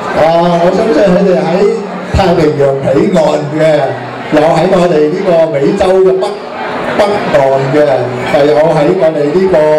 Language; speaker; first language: Chinese; early bilingual, heritage; Cantonese